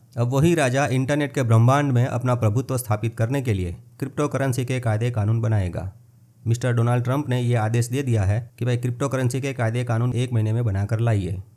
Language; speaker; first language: Hindi; non-native, local second language; Gujarati